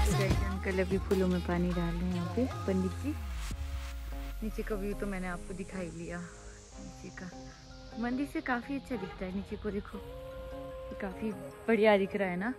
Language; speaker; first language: Hindi; native; Hindi